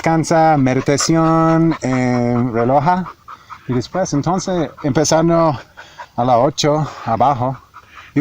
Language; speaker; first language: Spanish; non-native, learner; English